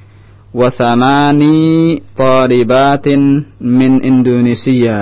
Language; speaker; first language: Arabic; non-native, fluent; Indonesian